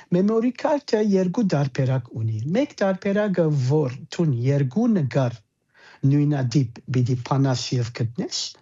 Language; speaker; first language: Armenian; early bilingual, heritage; Armenian